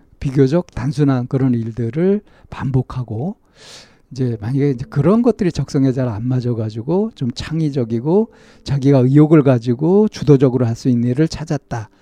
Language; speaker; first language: Korean; native; Korean